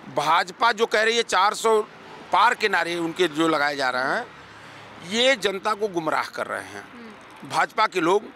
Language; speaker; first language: Hindi; native; Hindi